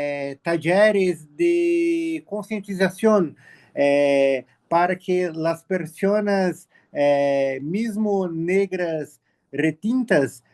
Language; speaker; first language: Spanish; non-native, learner; Portuguese